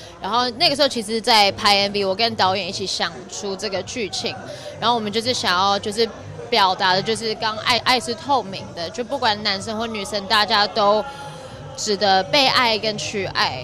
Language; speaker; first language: Chinese; non-native, fluent; English